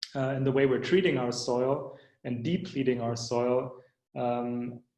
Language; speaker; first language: English; early bilingual, other home language; German